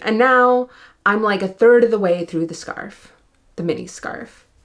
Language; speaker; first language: English; native; English